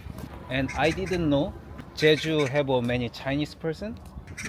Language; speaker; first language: English; non-native, learner; Korean